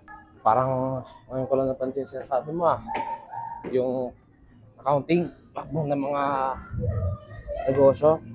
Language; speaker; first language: Filipino; native; Filipino